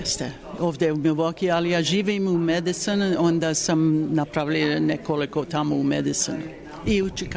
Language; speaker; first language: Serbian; early bilingual, heritage; Serbian